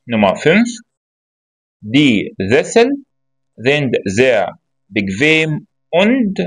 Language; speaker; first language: German; non-native, fluent; Arabic